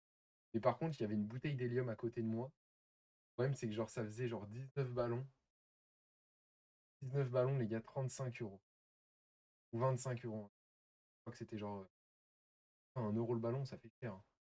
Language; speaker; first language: French; native; French